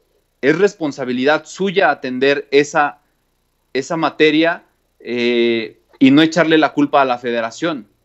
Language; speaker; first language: Spanish; native; Spanish